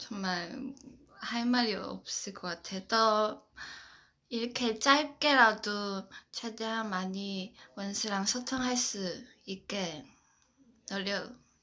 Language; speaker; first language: Korean; non-native, local second language; Chinese